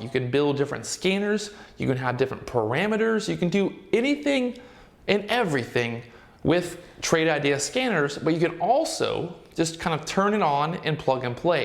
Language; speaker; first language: English; native; English